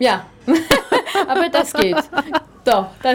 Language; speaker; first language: German; non-native, fluent; French